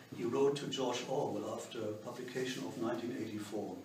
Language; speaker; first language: English; non-native, fluent; German